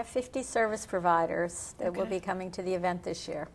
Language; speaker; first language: English; native; English